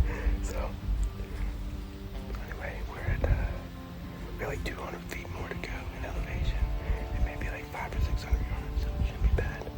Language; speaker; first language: English; native; English